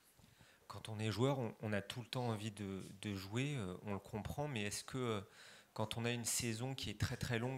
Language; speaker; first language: French; native; French